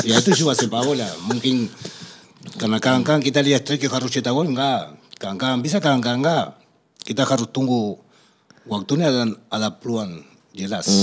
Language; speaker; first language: Indonesian; non-native, fluent; Spanish